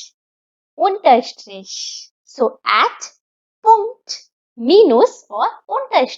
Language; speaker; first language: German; non-native, fluent; Hindi